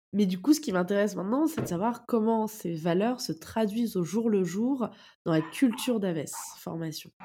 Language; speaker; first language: French; native; French